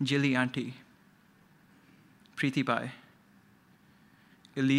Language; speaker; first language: English; non-native, local second language; Konkani